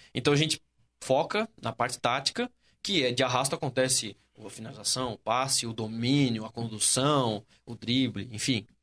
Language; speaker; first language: Portuguese; native; Portuguese